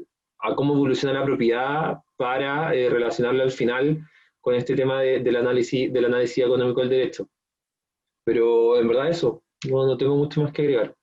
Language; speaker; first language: Spanish; native; Spanish